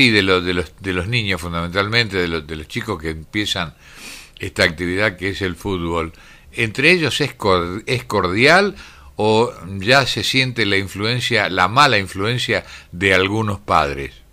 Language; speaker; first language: Spanish; native; Spanish